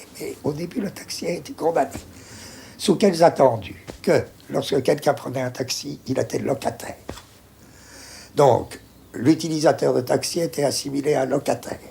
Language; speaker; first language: French; native; French